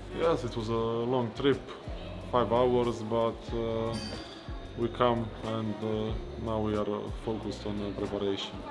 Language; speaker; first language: English; non-native, fluent; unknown